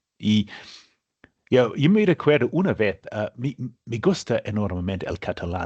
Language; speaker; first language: Spanish; non-native, learner; English